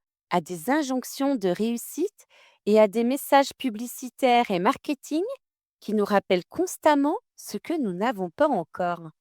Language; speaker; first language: French; native; French